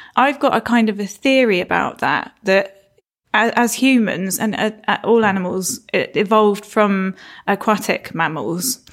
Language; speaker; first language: English; native; English